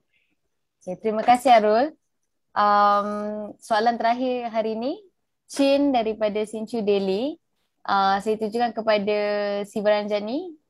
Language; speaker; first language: Malay; native; Malay